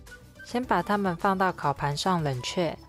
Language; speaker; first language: Chinese; native; Chinese